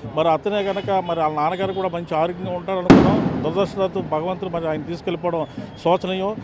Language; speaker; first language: Telugu; native; Telugu